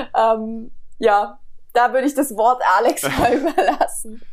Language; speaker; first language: German; native; German